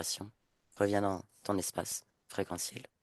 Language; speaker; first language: French; native; French